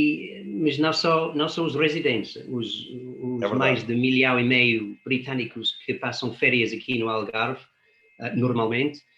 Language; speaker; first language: Portuguese; non-native, fluent; English